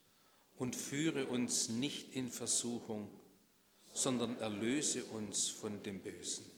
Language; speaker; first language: German; native; German